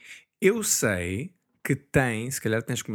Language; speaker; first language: Portuguese; non-native, fluent; English